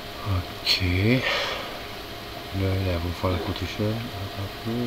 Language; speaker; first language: French; native; French